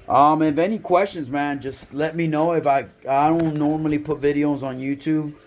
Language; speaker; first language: English; native; English